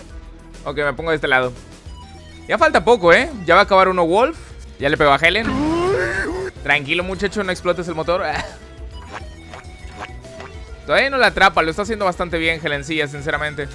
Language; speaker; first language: Spanish; native; Spanish